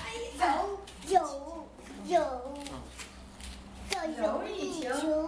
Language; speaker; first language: Chinese; early bilingual, heritage; Chinese